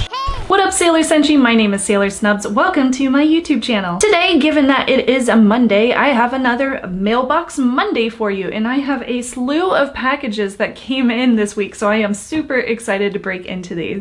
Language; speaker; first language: English; native; English